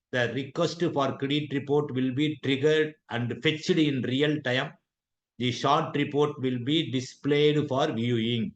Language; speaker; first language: English; non-native, local second language; Tamil